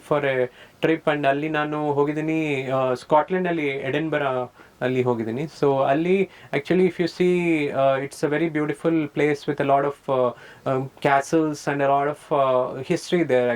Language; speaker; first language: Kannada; non-native, learner; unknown